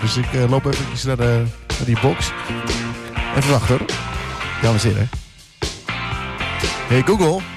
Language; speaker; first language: Dutch; native; Dutch